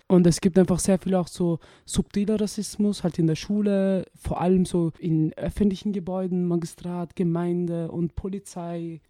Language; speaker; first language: German; early bilingual, other home language; Turkish